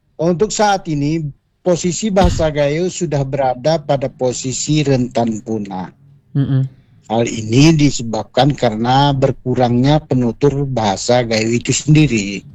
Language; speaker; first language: Indonesian; non-native, local second language; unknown